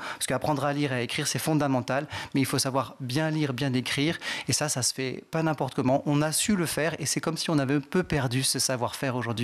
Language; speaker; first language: French; native; French